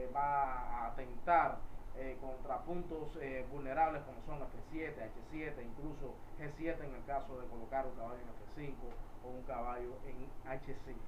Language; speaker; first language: Spanish; native; Spanish